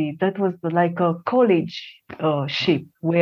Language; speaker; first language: English; non-native, fluent; Romanian